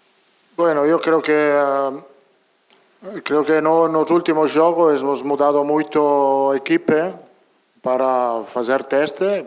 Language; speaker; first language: Spanish; non-native, fluent; Italian